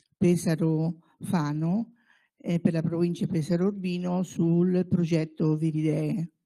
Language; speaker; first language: Italian; native; Italian